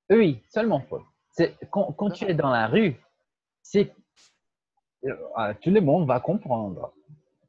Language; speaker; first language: French; non-native, fluent; Portuguese